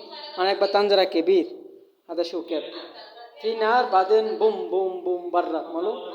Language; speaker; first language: Arabic; non-native, learner; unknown